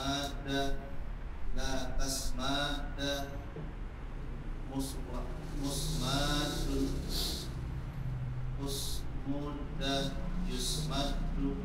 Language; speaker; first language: Arabic; non-native, learner; Indonesian